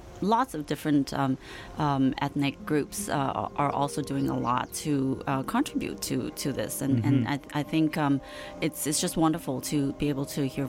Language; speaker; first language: English; non-native, local second language; Cantonese